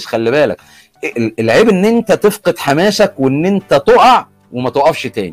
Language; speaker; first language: Arabic; native; Arabic